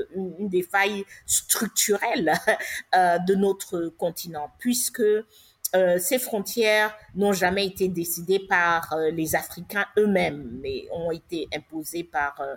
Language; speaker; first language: French; non-native, local second language; English